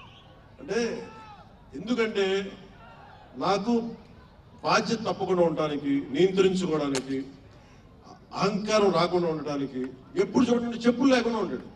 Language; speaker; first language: Telugu; native; Telugu